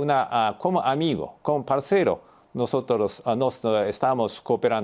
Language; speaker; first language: Portuguese; non-native, fluent; Japanese